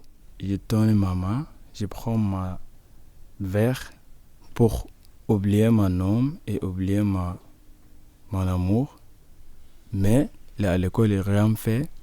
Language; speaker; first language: French; non-native, learner; Arabic